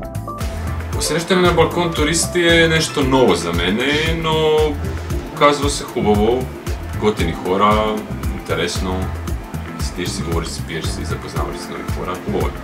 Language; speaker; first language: Bulgarian; non-native, learner; Croatian